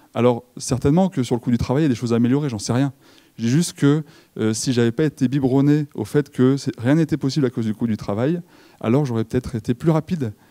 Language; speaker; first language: French; native; French